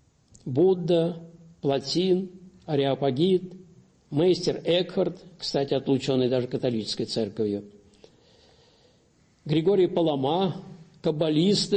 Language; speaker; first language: Russian; native; Russian